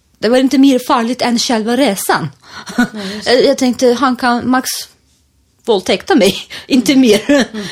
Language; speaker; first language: Swedish; non-native, fluent; Turkish